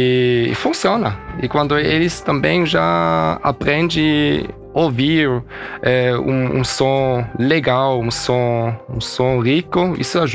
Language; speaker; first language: Portuguese; early bilingual, heritage; German